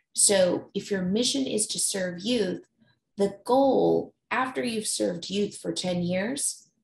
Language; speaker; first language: English; native; English